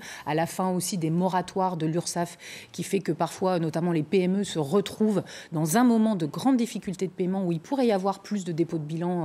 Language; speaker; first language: French; native; French